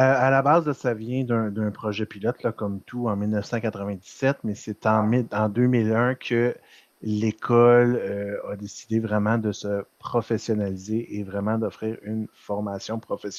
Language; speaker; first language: French; native; French